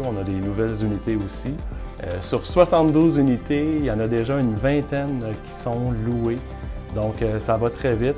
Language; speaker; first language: French; native; French